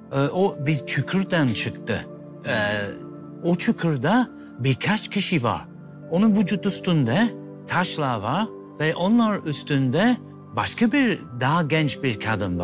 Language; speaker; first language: Turkish; non-native, learner; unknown